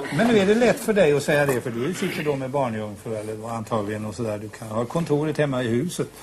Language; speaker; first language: Swedish; native; Swedish